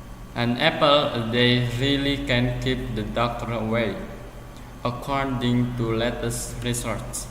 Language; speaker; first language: English; non-native, learner; Indonesian